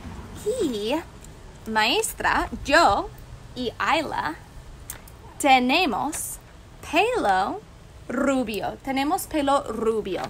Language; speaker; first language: Spanish; non-native, fluent; English